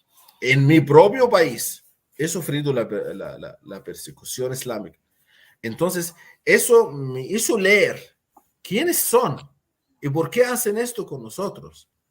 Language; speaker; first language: Spanish; non-native, fluent; Arabic